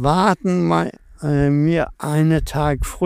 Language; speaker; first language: German; non-native, learner; Danish